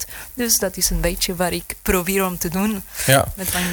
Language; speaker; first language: Dutch; non-native, learner; Spanish